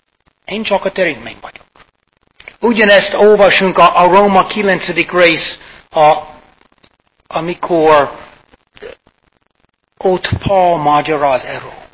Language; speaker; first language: Hungarian; non-native, fluent; English